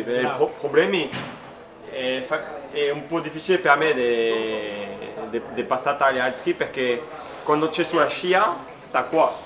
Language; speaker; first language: Italian; non-native, learner; French